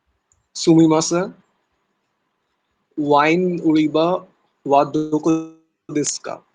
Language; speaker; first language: Japanese; non-native, learner; Bangla